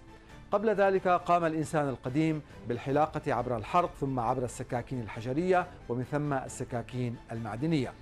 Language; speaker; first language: Arabic; native; Arabic